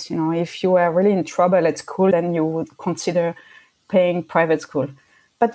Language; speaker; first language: English; non-native, fluent; French